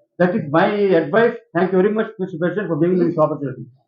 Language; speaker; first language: English; non-native, local second language; Telugu